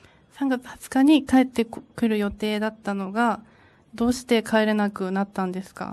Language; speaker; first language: Japanese; non-native, local second language; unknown